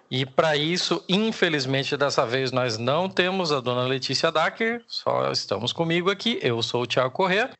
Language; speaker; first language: Portuguese; native; Portuguese